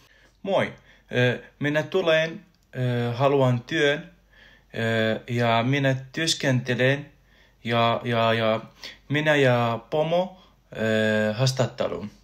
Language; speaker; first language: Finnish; non-native, learner; Arabic